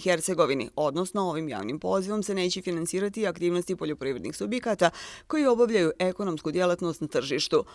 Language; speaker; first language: Bosnian; native; Bosnian